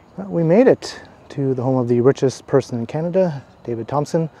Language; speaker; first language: English; native; English